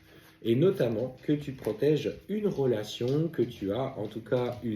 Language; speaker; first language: French; native; French